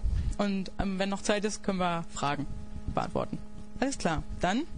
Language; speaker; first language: German; native; German